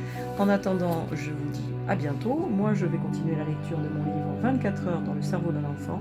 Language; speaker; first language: French; native; French